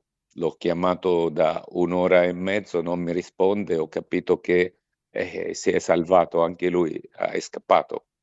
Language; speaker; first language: Italian; non-native, fluent; Arabic